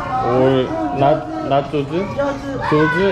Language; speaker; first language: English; non-native, learner; Korean